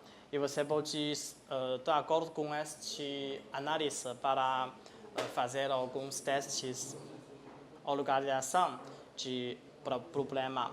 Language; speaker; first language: Portuguese; non-native, fluent; Chinese